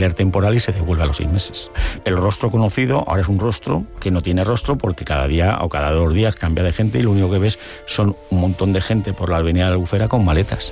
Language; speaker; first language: Spanish; native; Spanish